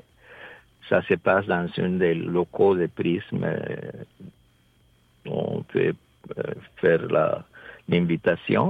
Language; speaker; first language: French; non-native, fluent; Spanish